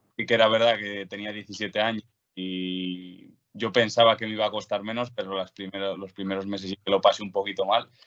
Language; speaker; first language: Spanish; native; Spanish